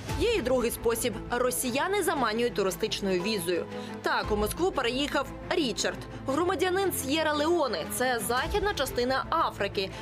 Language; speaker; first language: Ukrainian; native; Ukrainian